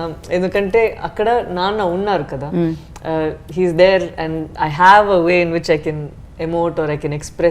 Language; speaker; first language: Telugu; non-native, fluent; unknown